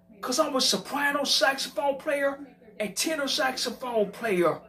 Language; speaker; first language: English; native; English